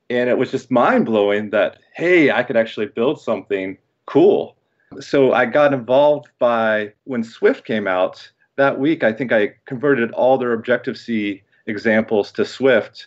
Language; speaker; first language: English; native; English